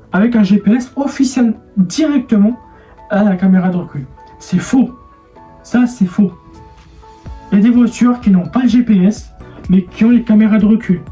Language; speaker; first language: French; native; French